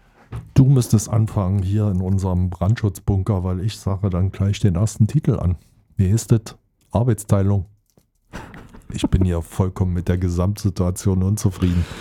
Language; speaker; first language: German; native; German